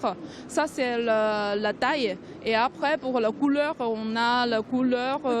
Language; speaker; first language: French; non-native, learner; Chinese